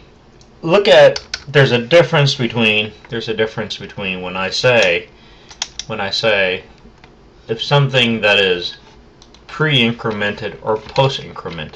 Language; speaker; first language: English; native; English